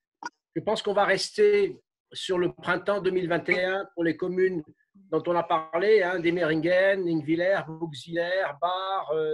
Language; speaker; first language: French; native; French